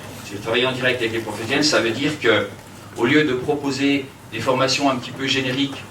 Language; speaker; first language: French; native; French